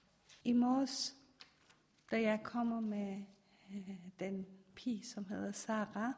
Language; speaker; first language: Danish; non-native, fluent; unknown